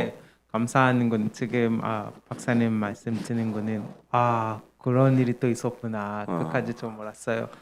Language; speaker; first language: Korean; non-native, fluent; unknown